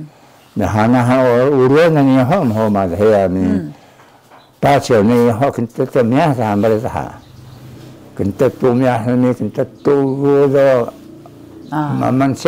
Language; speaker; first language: Chinese; non-native, local second language; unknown